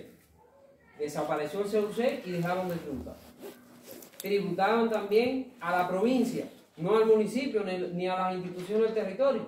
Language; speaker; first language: Spanish; native; Spanish